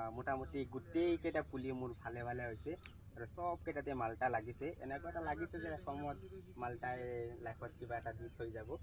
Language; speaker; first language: Assamese; non-native, local second language; Bangla